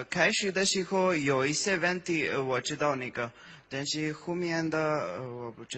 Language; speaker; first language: Chinese; non-native, fluent; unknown